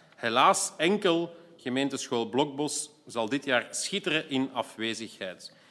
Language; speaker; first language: Dutch; native; Dutch